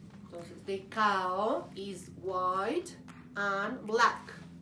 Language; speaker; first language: English; non-native, learner; Spanish